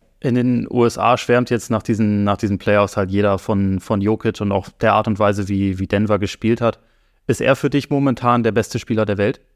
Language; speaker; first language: German; native; German